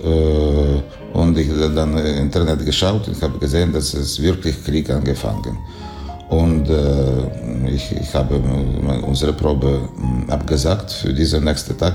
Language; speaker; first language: German; non-native, learner; Ukrainian